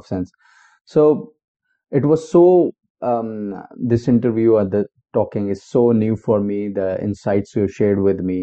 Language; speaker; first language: English; non-native, local second language; Hindi